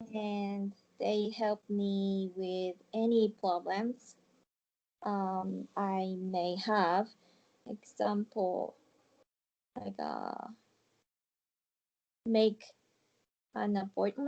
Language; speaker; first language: English; non-native, learner; Japanese